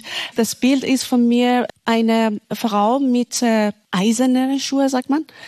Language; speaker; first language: German; non-native, fluent; Persian